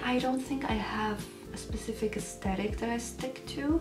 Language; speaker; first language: English; non-native, fluent; German